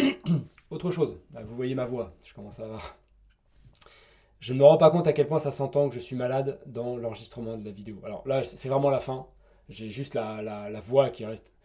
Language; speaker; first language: French; native; French